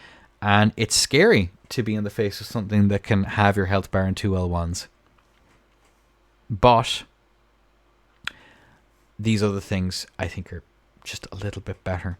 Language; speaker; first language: English; native; English